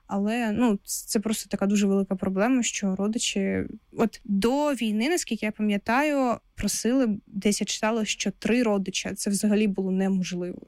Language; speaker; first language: Ukrainian; non-native, local second language; Russian